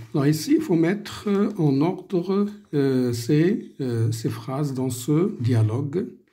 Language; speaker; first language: French; non-native, local second language; Arabic